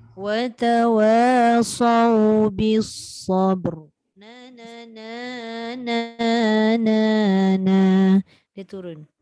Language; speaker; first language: Malay; native; Malay